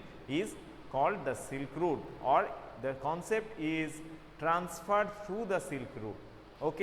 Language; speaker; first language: English; non-native, local second language; Bangla